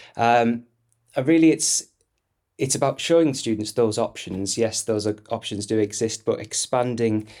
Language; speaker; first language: English; native; English